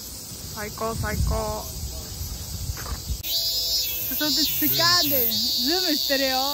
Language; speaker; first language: Japanese; non-native, fluent; Czech